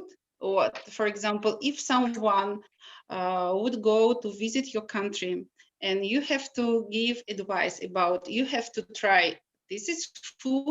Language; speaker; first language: English; non-native, learner; Russian